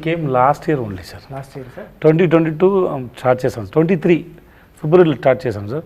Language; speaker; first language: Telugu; non-native, learner; Tamil